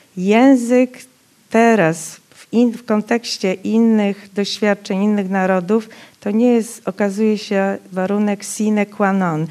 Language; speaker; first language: Polish; non-native, local second language; Rusyn